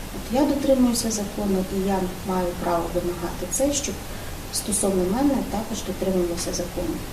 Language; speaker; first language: Ukrainian; native; Ukrainian